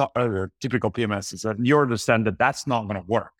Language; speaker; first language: English; non-native, fluent; Italian